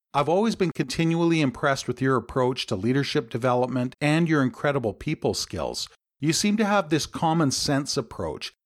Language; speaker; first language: English; native; English